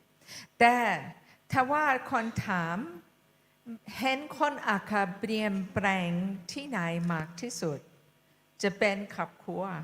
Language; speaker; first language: Thai; non-native, fluent; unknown